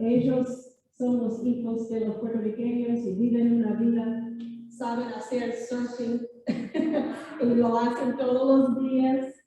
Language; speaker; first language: Spanish; non-native, fluent; English